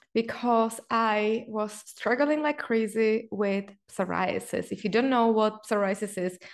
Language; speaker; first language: English; non-native, fluent; Czech